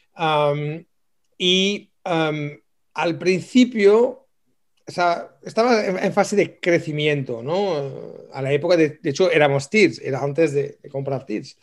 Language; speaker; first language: Spanish; non-native, fluent; French